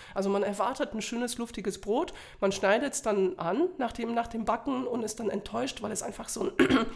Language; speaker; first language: German; non-native, fluent; Polish